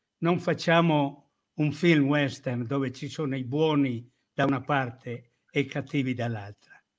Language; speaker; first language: Italian; native; Italian